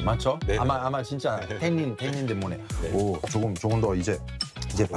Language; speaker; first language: Korean; non-native, fluent; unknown